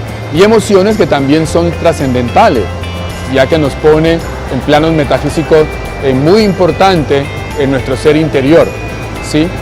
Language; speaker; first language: Spanish; native; Spanish